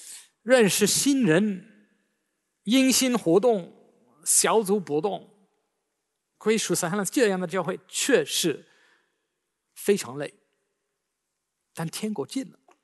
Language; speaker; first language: Chinese; native; Chinese